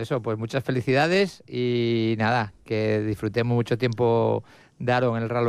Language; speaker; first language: Spanish; native; Spanish